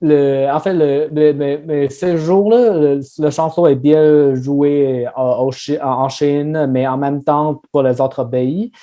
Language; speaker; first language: French; non-native, learner; Chinese